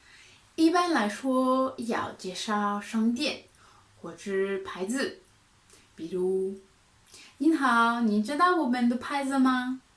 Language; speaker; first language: Chinese; non-native, fluent; French